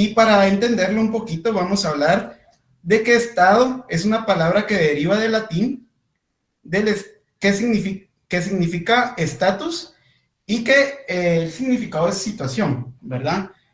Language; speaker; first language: Spanish; native; Spanish